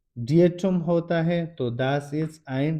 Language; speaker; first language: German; non-native, learner; Urdu